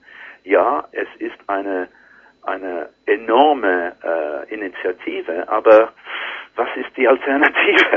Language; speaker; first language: German; non-native, learner; English